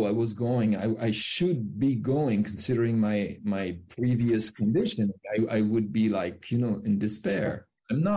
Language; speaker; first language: English; non-native, fluent; French